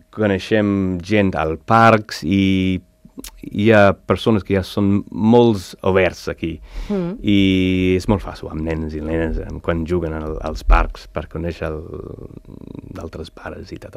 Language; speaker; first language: Catalan; non-native, learner; English